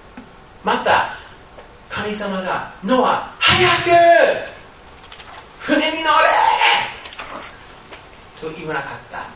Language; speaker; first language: Japanese; non-native, fluent; English